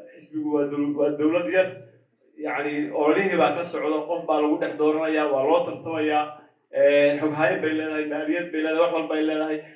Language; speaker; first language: Somali; native; Somali